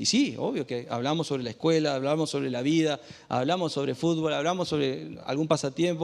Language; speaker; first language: Spanish; native; Spanish